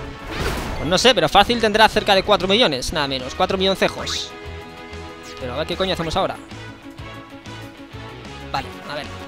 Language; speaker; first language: Spanish; native; Spanish